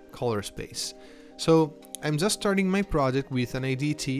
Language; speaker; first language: English; non-native, fluent; Italian